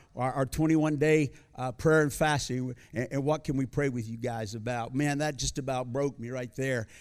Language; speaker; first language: English; native; English